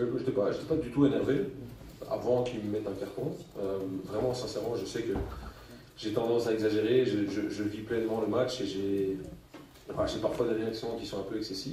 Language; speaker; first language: French; native; French